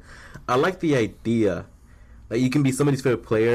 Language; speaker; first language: English; early bilingual, other home language; Spanish